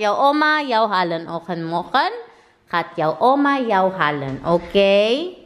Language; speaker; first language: Dutch; non-native, learner; Cebuano